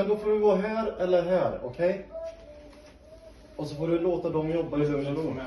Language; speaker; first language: Swedish; native; Swedish